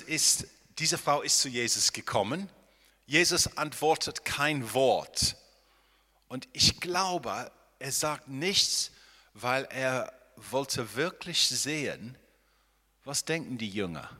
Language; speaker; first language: German; non-native, fluent; English